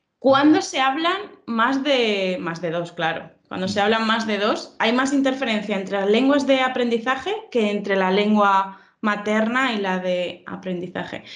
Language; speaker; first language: Spanish; native; Spanish